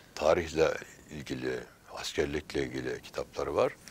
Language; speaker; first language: Turkish; native; Turkish